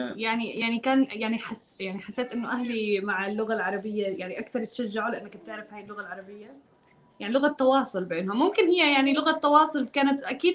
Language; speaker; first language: Arabic; native; Arabic